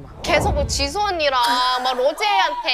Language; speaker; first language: Korean; non-native, fluent; Thai